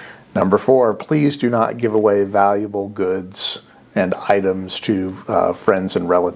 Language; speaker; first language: English; native; English